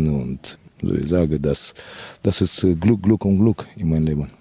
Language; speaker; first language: German; non-native, fluent; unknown